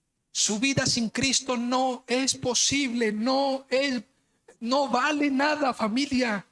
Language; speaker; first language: Spanish; native; Spanish